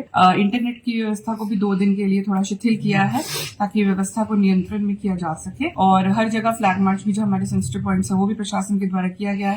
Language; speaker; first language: Hindi; native; Hindi